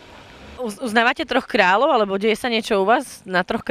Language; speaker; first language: Slovak; native; Slovak